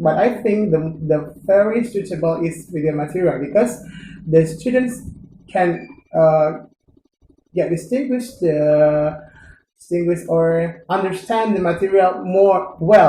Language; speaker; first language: English; non-native, learner; Indonesian